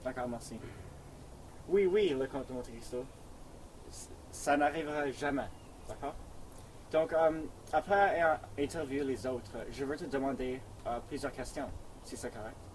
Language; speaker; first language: French; non-native, learner; English